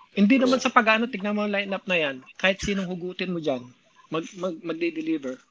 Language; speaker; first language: Filipino; non-native, local second language; Pangasinan